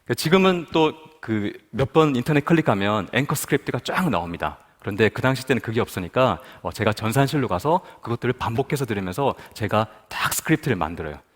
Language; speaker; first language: Korean; native; Korean